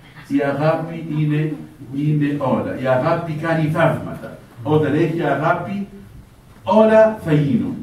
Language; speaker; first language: Greek; non-native, fluent; Arabic